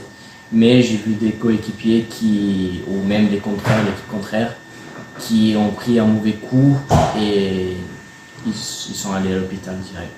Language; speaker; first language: French; non-native, fluent; Spanish